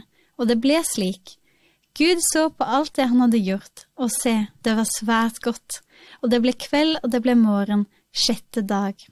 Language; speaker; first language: Norwegian; native; Norwegian